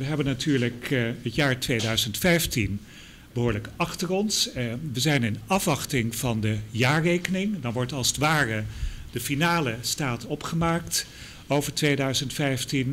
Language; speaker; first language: Dutch; native; Dutch